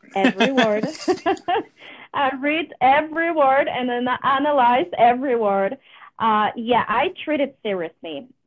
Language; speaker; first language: English; non-native, fluent; Polish